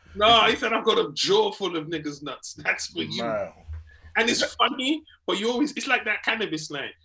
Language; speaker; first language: English; native; English